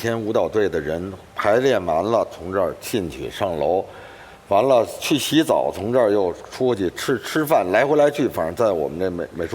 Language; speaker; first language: Chinese; native; Chinese